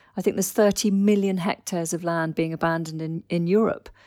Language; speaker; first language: English; native; English